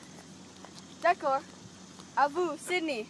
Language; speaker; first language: French; non-native, learner; English